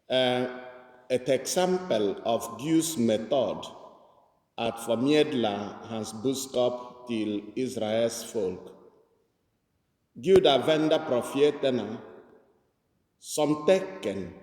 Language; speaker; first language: Swedish; non-native, fluent; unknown